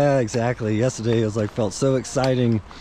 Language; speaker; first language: English; native; English